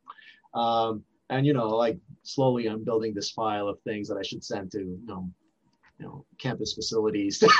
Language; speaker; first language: English; non-native, fluent; French